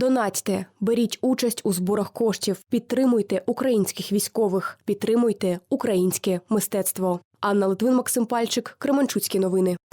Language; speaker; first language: Ukrainian; native; Ukrainian